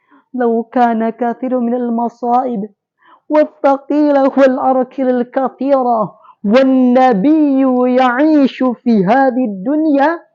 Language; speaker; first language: Arabic; non-native, learner; Indonesian